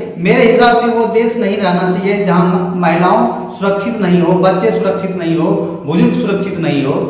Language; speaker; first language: Hindi; native; Hindi